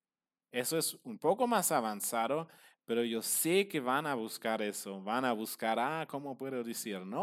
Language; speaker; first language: Spanish; non-native, fluent; German